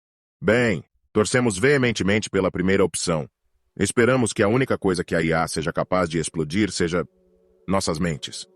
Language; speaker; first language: Portuguese; native; Portuguese